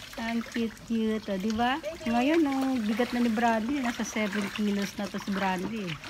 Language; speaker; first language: Filipino; native; Filipino